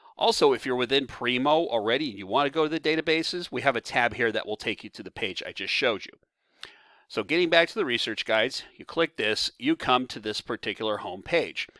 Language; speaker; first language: English; native; English